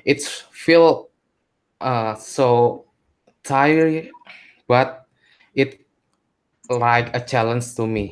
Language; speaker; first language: English; non-native, learner; Indonesian